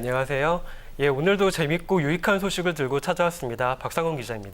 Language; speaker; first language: Korean; native; Korean